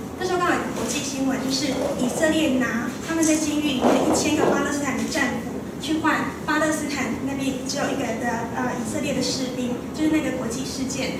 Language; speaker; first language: Chinese; native; Chinese